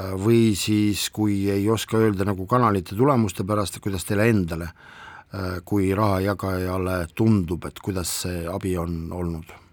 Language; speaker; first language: Estonian; non-native, local second language; Russian